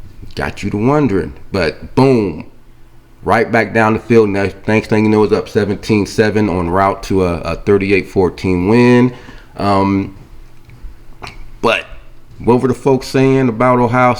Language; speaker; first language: English; native; English